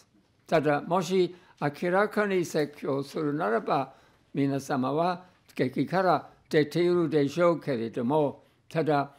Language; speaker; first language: Japanese; non-native, fluent; English